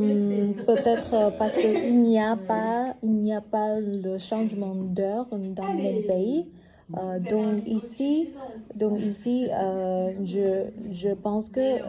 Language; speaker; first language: French; non-native, learner; Vietnamese